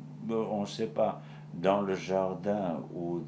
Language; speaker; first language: French; non-native, fluent; Georgian